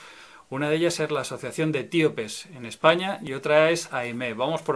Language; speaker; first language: Spanish; native; Spanish